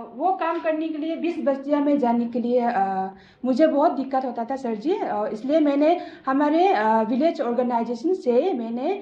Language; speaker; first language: Hindi; non-native, local second language; Garo